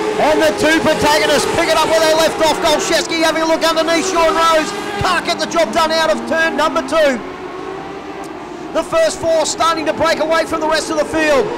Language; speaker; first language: English; native; English